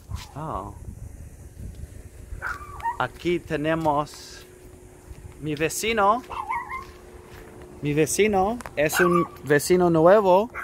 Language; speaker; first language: Spanish; non-native, fluent; English